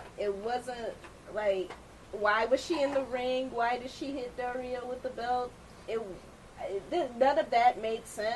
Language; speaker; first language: English; native; English